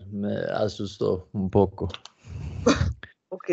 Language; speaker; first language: Spanish; non-native, learner; English